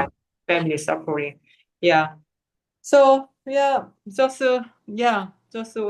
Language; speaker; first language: English; non-native, fluent; Korean